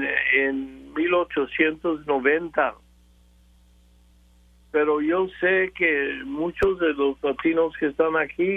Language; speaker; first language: Spanish; early bilingual, other home language; English